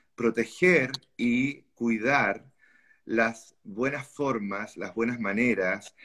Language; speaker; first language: Spanish; native; Spanish